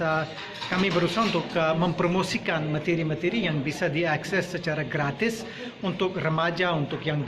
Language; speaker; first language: Indonesian; non-native, fluent; English